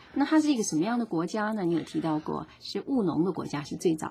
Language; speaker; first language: Chinese; native; Chinese